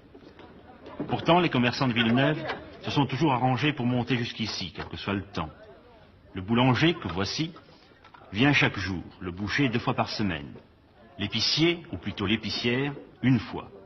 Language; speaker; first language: French; native; French